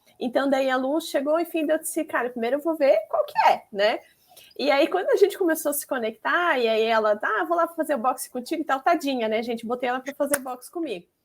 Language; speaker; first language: Portuguese; native; Portuguese